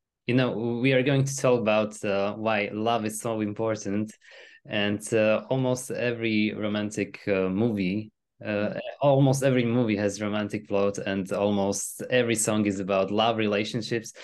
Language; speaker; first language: English; non-native, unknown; Slovak